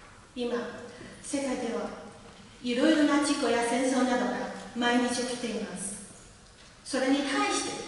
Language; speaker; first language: Japanese; non-native, learner; Chinese